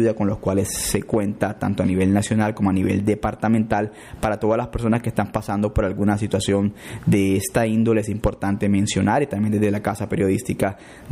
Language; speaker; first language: Spanish; non-native, local second language; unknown